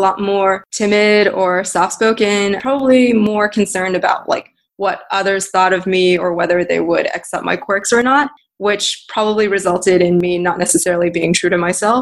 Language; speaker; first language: English; native; English